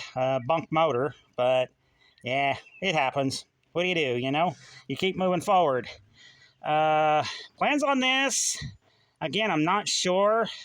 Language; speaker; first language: English; native; English